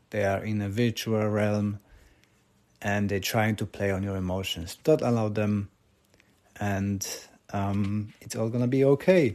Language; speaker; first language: English; non-native, fluent; Polish